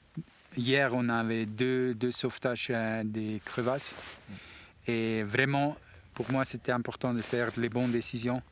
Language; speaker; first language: French; non-native, local second language; German